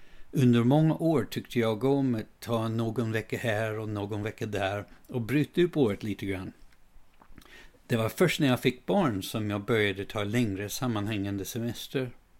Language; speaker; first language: Swedish; non-native, fluent; English